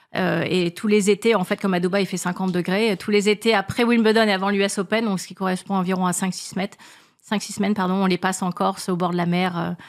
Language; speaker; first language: French; native; French